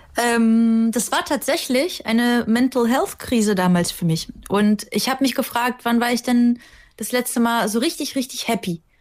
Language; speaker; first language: German; early bilingual, other home language; Russian